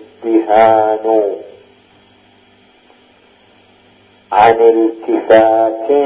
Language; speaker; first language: Arabic; native; Arabic